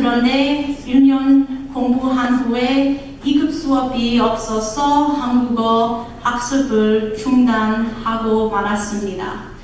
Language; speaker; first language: Korean; non-native, learner; English